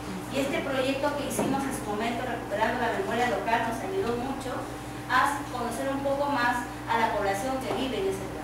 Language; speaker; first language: Spanish; native; Spanish